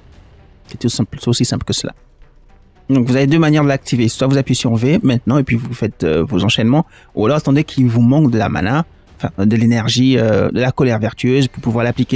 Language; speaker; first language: French; native; French